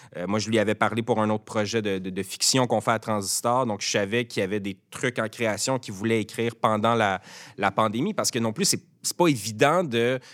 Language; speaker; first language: French; native; French